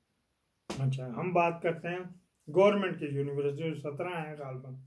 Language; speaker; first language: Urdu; non-native, local second language; Punjabi